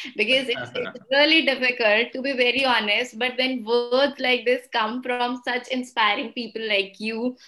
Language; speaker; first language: English; non-native, local second language; Hindi